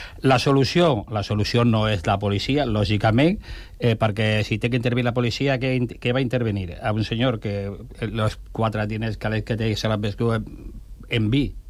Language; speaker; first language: Catalan; non-native, local second language; Spanish